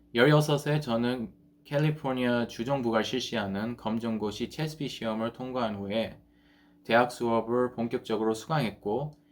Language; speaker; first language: Korean; early bilingual, heritage; Korean